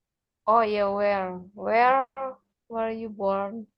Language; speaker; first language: English; non-native, learner; Indonesian